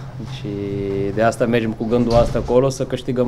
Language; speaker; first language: Romanian; non-native, fluent; Portuguese